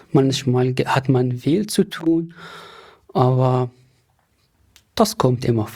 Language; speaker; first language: German; non-native, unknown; Arabic